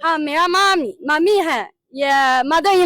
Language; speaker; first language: Hindi; non-native, learner; Chinese